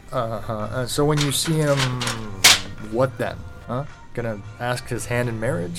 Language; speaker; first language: English; native; English